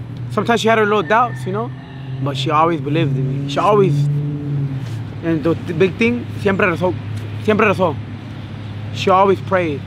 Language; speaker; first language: English; early bilingual, other home language; Spanish